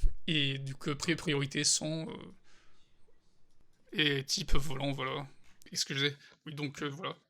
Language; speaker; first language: French; native; French